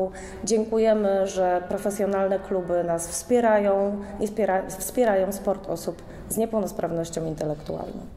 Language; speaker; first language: Polish; native; Polish